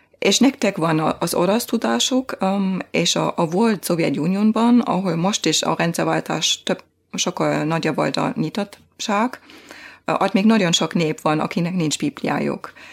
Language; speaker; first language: Hungarian; non-native, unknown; German